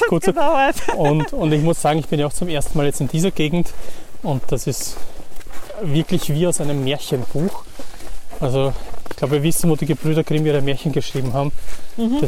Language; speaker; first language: German; native; German